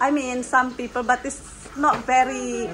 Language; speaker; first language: English; non-native, fluent; Indonesian